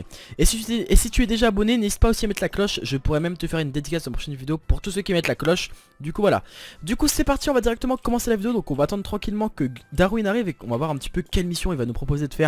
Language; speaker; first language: French; native; French